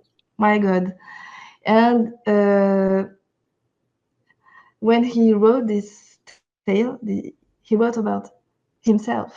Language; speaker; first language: English; non-native, fluent; French